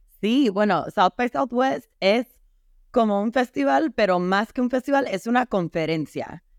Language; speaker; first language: Spanish; non-native, fluent; English